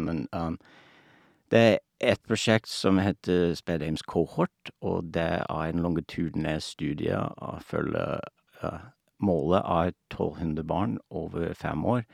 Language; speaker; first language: Norwegian; non-native, fluent; English